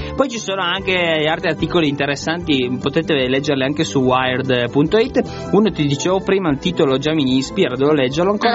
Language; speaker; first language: Italian; native; Italian